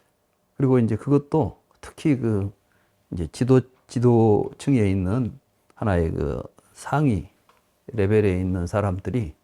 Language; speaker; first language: Korean; native; Korean